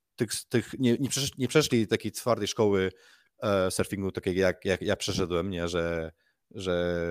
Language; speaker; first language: Polish; early bilingual, heritage; Spanish